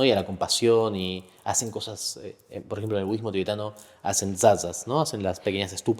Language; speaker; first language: Spanish; native; Spanish